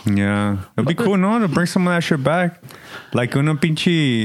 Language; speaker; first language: English; early bilingual, other home language; Spanish